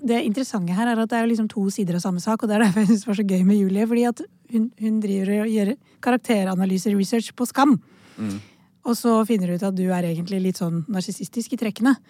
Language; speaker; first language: Norwegian; early bilingual, other home language; Urdu